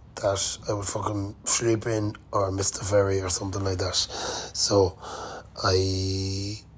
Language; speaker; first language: English; native; English